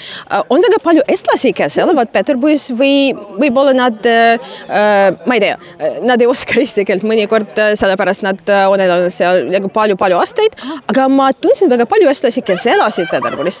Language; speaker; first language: Estonian; non-native, fluent; Russian